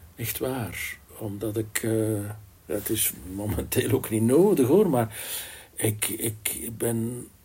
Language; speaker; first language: Dutch; native; Dutch